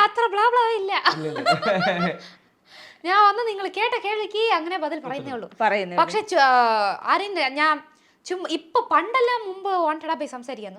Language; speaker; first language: Malayalam; non-native, local second language; Tamil